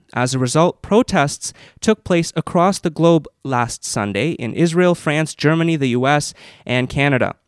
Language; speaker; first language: English; native; English